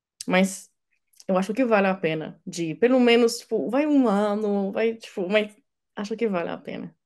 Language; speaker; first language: Portuguese; non-native, fluent; French